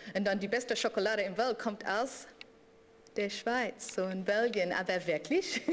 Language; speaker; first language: German; non-native, learner; English